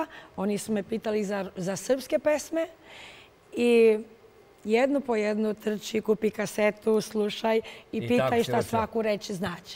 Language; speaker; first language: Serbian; non-native, fluent; Romanian